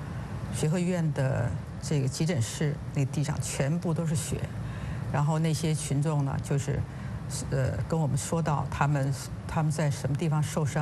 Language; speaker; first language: Chinese; native; Chinese